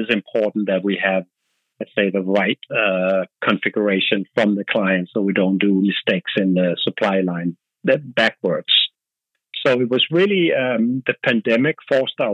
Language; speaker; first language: English; non-native, fluent; Danish